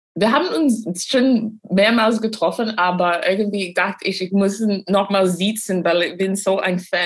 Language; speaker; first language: German; non-native, fluent; English